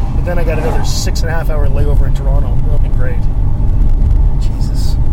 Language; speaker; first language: English; native; English